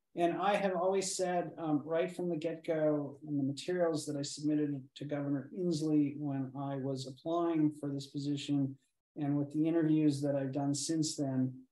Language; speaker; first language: English; native; English